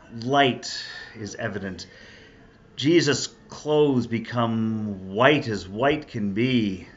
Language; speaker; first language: English; native; English